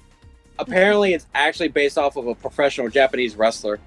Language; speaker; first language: English; native; English